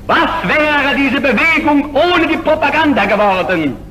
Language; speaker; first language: German; native; German